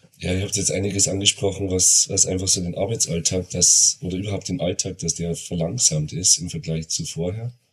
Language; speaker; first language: German; native; German